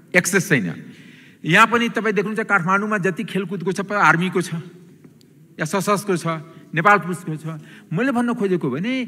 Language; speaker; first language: Nepali; non-native, local second language; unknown